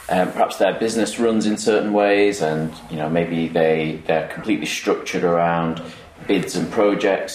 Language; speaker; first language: English; native; English